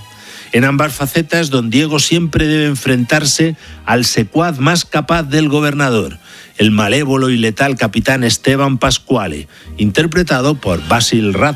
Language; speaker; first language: Spanish; native; Spanish